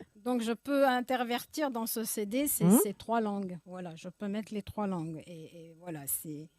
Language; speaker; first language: French; early bilingual, other home language; Arabic